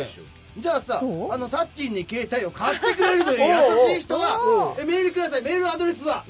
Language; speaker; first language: Japanese; native; Japanese